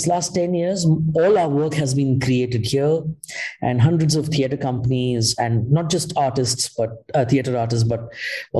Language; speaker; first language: English; non-native, local second language; Hindi